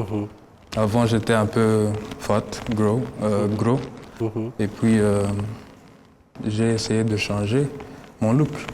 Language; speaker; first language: French; non-native, local second language; Kinyarwanda